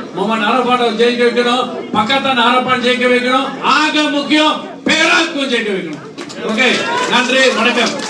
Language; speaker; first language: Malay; non-native, local second language; Tamil